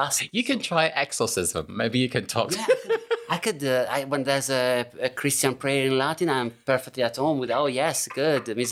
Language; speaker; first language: English; non-native, fluent; Italian